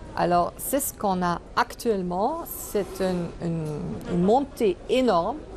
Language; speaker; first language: French; non-native, fluent; German